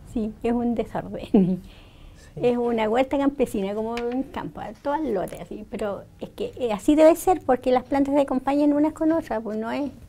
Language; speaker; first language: Spanish; native; Spanish